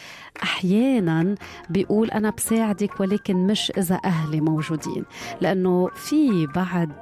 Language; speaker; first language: Arabic; native; Arabic